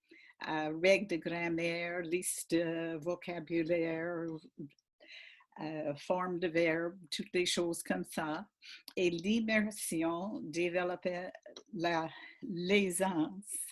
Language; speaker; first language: French; non-native, fluent; English